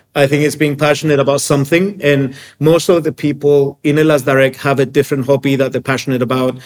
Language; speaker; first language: English; early bilingual, other home language; Greek